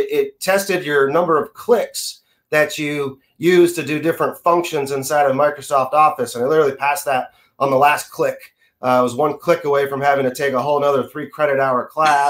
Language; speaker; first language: English; native; English